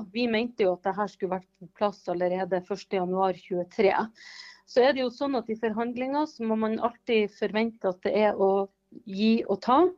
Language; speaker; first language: Norwegian; native; Norwegian